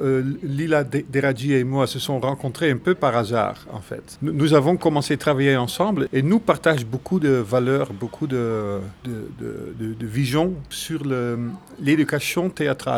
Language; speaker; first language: French; non-native, fluent; Dutch